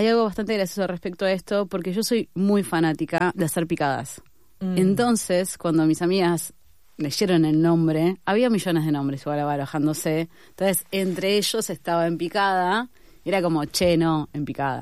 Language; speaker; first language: Spanish; native; Spanish